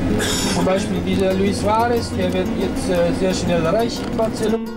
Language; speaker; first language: German; non-native, fluent; Spanish